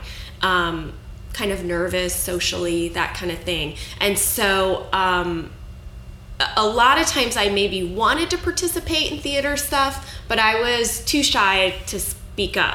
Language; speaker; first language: English; native; English